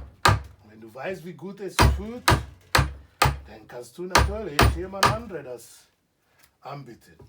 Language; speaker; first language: German; non-native, learner; Igbo